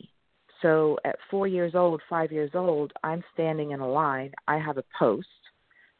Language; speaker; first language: English; non-native, local second language; French